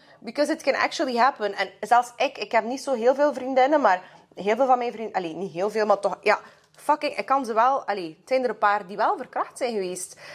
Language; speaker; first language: Dutch; early bilingual, other home language; Russian